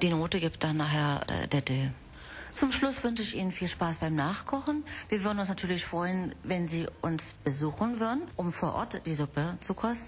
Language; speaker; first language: German; native; German